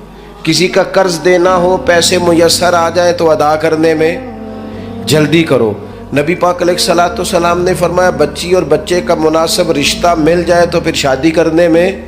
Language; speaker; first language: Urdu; non-native, local second language; Punjabi